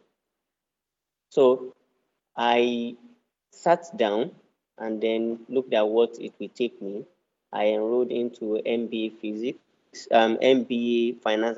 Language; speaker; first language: English; non-native, local second language; Yoruba